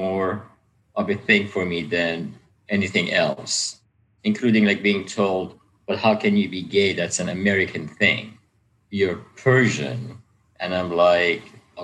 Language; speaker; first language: English; native; English